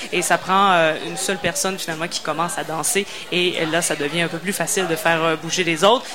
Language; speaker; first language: French; native; French